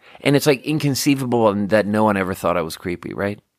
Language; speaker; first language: English; native; English